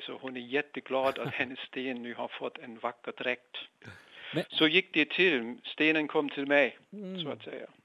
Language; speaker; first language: Swedish; non-native, fluent; German